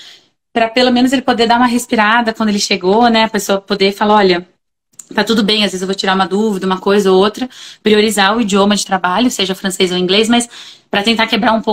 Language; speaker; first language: Portuguese; native; Portuguese